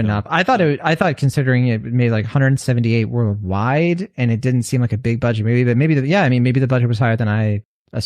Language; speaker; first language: English; native; English